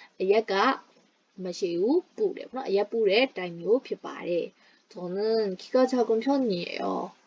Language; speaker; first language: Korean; non-native, fluent; Burmese